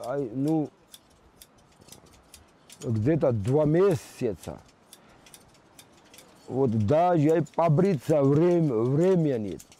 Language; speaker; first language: Russian; non-native, local second language; Georgian